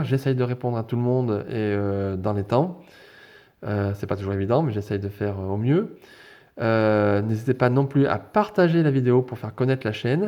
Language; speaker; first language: French; native; French